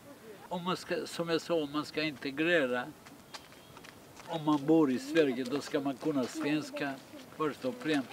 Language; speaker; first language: Swedish; non-native, fluent; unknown